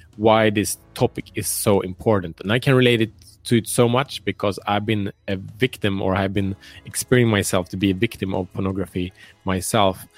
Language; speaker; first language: English; non-native, fluent; French